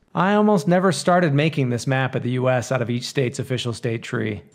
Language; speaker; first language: English; native; English